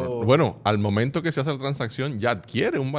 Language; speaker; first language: Spanish; native; Spanish